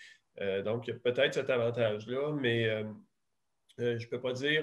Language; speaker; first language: French; native; French